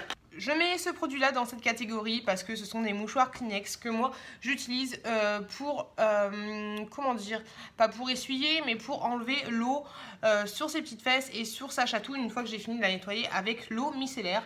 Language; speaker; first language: French; native; French